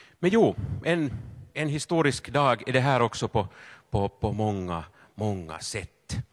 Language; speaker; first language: Swedish; native; Swedish